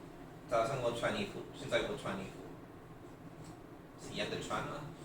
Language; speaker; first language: Chinese; non-native, learner; English